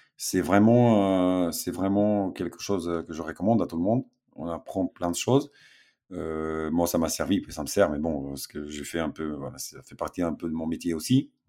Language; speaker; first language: French; non-native, fluent; Romanian